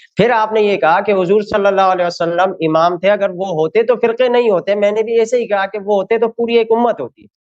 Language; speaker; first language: Urdu; non-native, local second language; Pashto